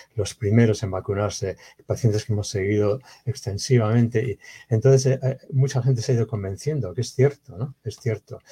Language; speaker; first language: Spanish; native; Spanish